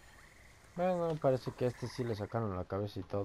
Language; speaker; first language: Spanish; native; Spanish